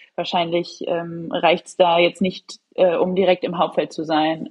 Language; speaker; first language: German; native; German